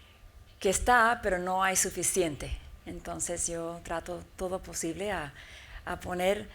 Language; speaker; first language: Spanish; early bilingual, heritage; Spanish